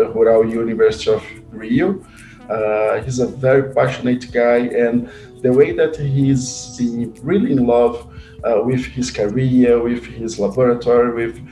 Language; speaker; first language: English; non-native, fluent; Portuguese